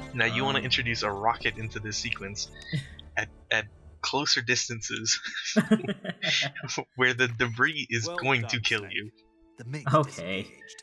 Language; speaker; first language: English; native; English